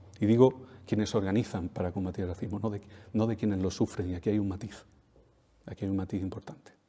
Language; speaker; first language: Spanish; native; Spanish